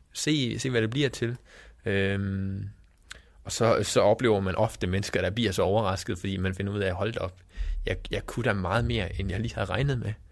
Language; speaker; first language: Danish; native; Danish